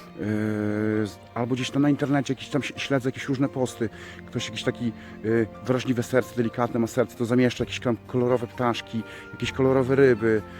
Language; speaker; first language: Polish; native; Polish